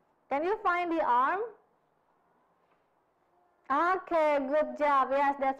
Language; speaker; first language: English; non-native, fluent; Indonesian